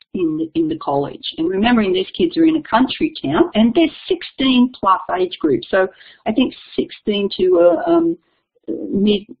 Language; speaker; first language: English; native; English